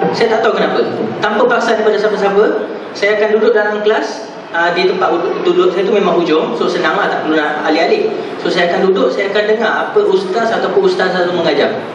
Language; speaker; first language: Malay; non-native, local second language; Tamil